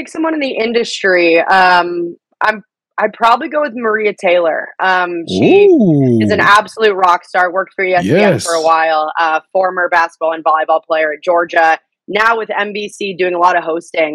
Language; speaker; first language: English; native; English